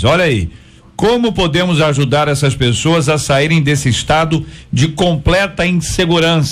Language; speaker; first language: Portuguese; native; Portuguese